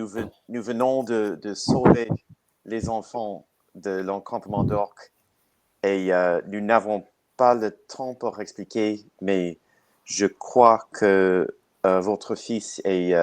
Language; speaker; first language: French; non-native, learner; English